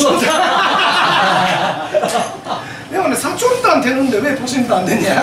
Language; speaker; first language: Korean; non-native, fluent; Japanese